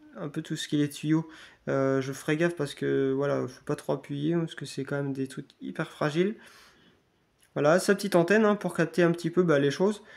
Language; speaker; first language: French; native; French